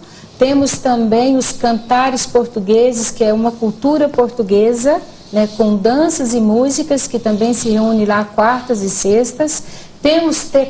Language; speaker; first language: Portuguese; native; Portuguese